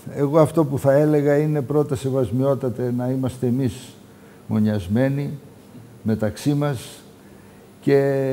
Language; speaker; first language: Greek; native; Greek